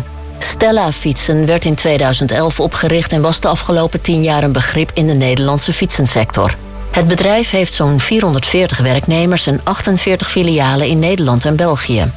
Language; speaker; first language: Dutch; native; Dutch